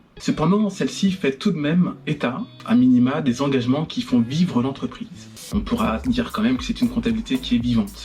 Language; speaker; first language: French; native; French